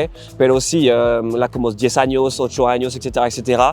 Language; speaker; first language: Spanish; non-native, learner; French